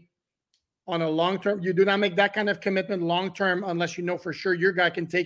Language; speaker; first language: English; native; English